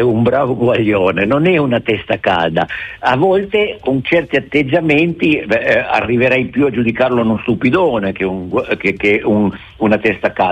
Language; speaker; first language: Italian; native; Italian